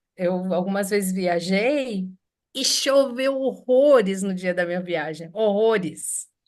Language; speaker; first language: Portuguese; native; Portuguese